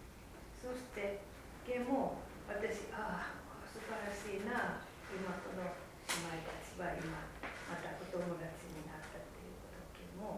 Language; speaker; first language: Japanese; non-native, fluent; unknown